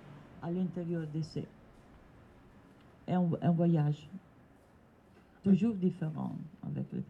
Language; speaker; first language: French; non-native, learner; Italian